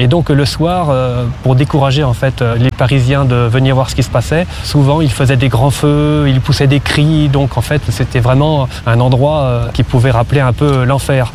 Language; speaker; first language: French; native; French